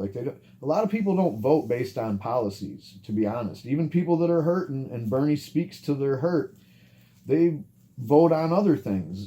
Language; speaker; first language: English; native; English